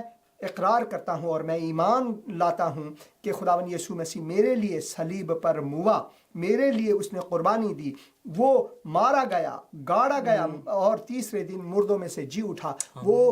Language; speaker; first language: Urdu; non-native, fluent; Persian